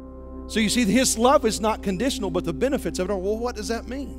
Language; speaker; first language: English; native; English